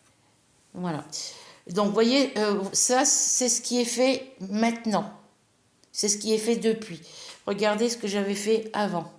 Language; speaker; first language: French; native; French